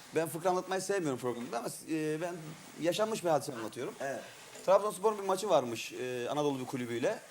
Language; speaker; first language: Turkish; native; Turkish